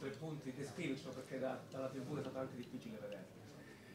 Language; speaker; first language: Italian; native; Italian